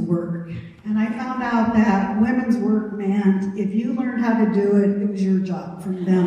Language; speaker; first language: English; native; English